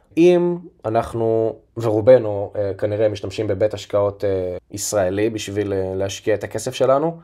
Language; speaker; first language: Hebrew; native; Hebrew